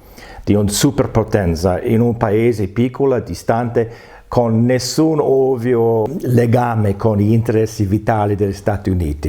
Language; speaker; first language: Italian; non-native, fluent; English